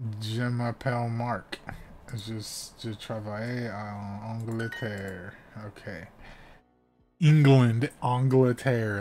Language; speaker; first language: French; non-native, learner; English